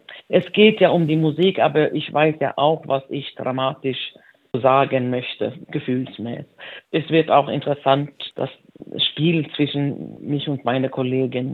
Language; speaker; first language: German; non-native, fluent; Swedish